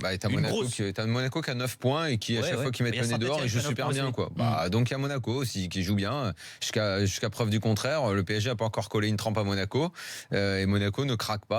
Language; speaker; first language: French; native; French